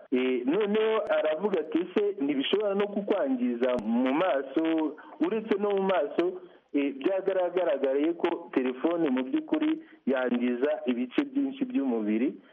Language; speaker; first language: Kinyarwanda; native; Kinyarwanda